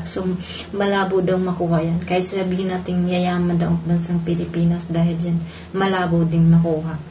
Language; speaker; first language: Filipino; non-native, local second language; Cebuano